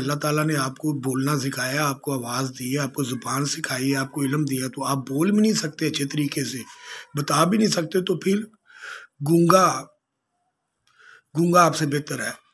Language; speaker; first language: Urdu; non-native, local second language; Punjabi